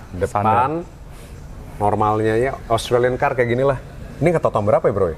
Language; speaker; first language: Indonesian; early bilingual, heritage; Indonesian